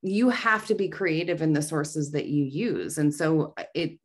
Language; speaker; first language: English; native; English